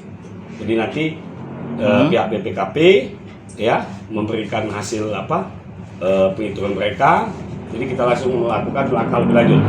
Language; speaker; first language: Indonesian; native; Indonesian